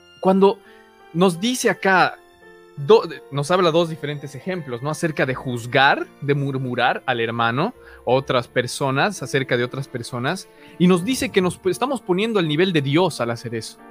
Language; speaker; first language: Spanish; native; Spanish